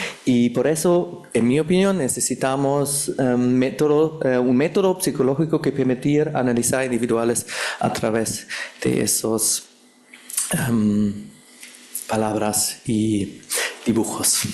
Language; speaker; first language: Spanish; non-native, fluent; German